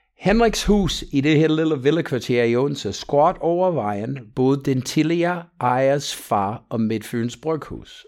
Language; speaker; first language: Danish; non-native, fluent; English